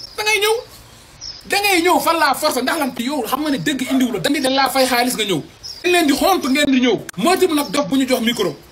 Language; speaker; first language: Wolof; non-native, local second language; Fula